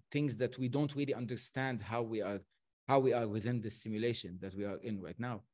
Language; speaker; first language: English; non-native, fluent; Arabic